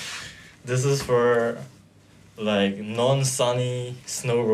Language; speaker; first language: English; non-native, fluent; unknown